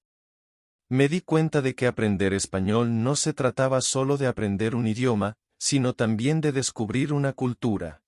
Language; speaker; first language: Spanish; non-native, fluent; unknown